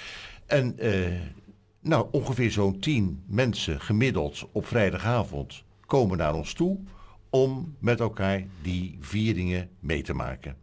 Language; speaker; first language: Dutch; native; Dutch